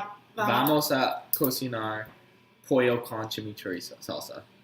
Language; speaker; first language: Spanish; non-native, learner; English